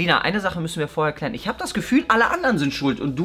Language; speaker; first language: German; native; German